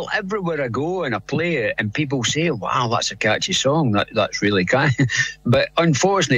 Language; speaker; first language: English; native; English